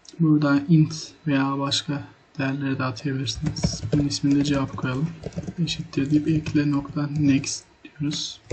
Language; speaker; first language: Turkish; native; Turkish